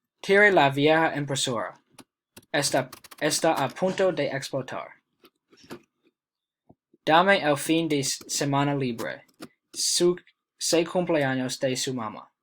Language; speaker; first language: Spanish; non-native, learner; English